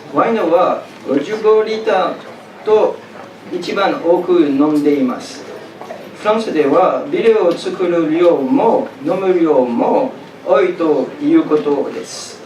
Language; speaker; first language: Japanese; non-native, fluent; French